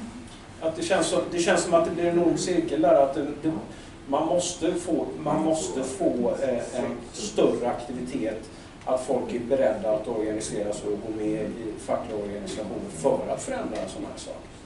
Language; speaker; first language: Swedish; native; Swedish